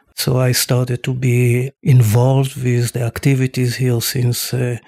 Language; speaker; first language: English; non-native, fluent; Hebrew